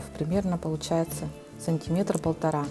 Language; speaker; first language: Russian; native; Russian